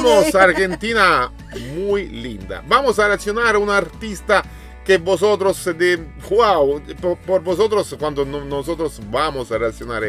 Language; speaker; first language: Spanish; non-native, learner; Italian